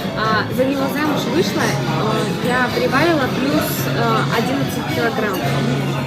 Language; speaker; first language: Russian; native; Russian